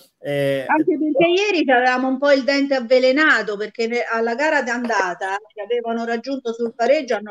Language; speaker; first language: Italian; native; Italian